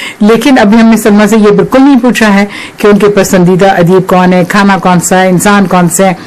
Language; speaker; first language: Urdu; native; Urdu